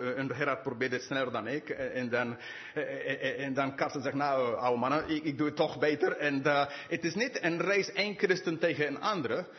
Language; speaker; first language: Dutch; non-native, fluent; English